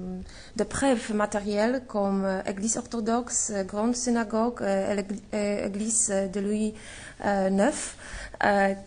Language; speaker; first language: French; non-native, fluent; Polish